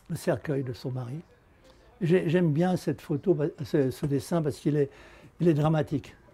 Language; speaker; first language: French; native; French